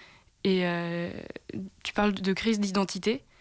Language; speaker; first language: French; native; French